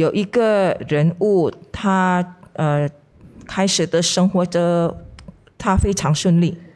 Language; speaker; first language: Chinese; non-native, fluent; Indonesian